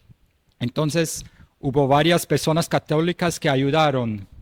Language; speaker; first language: Spanish; non-native, fluent; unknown